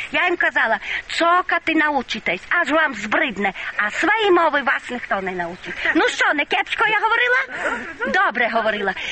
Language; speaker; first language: Ukrainian; native; Ukrainian